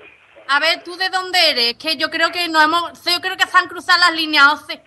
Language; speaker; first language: Spanish; native; Spanish